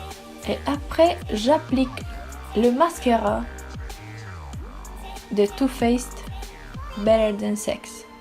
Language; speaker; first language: French; non-native, fluent; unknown